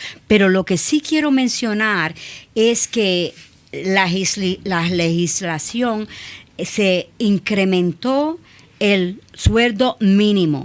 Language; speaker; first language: Spanish; early bilingual, other home language; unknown